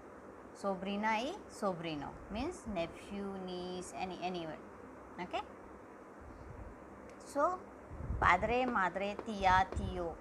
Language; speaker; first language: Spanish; non-native, learner; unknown